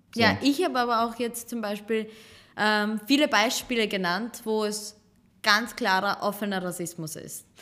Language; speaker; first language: German; early bilingual, other home language; Serbian